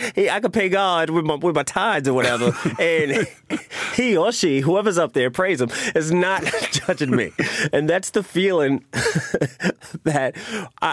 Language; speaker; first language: English; native; English